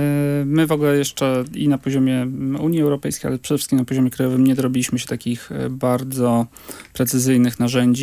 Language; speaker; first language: Polish; native; Polish